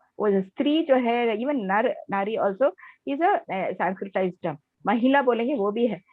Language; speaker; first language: Hindi; non-native, local second language; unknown